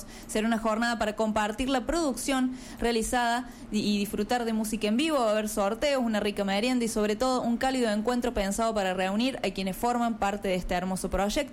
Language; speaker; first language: Spanish; native; Spanish